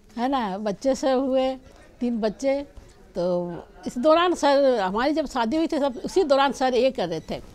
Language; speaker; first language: Hindi; non-native, local second language; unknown